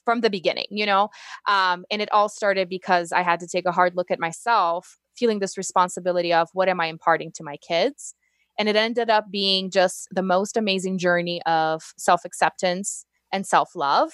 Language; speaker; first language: English; non-native, fluent; Portuguese